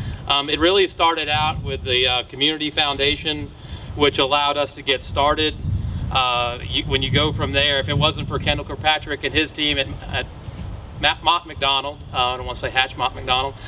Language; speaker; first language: English; native; English